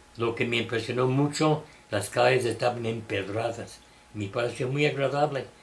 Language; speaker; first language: Spanish; non-native, fluent; English